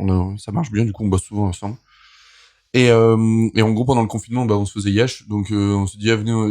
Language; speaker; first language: French; native; French